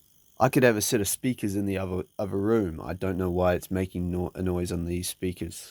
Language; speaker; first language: English; native; English